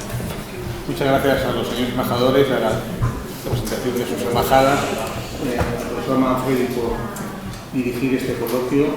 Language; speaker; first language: Spanish; native; Spanish